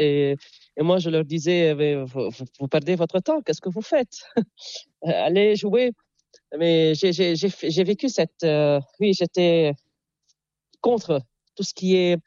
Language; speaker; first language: French; non-native, local second language; Arabic